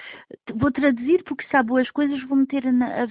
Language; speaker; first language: Portuguese; early bilingual, heritage; Portuguese